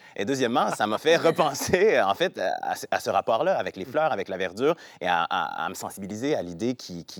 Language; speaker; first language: French; native; French